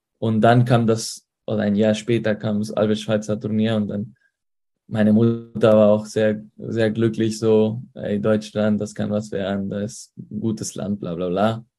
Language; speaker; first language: German; early bilingual, heritage; Spanish